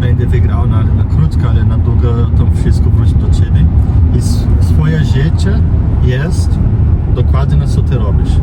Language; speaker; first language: Polish; non-native, learner; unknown